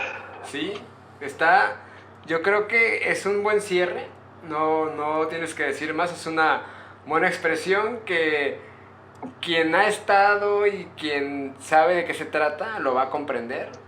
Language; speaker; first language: Spanish; native; Spanish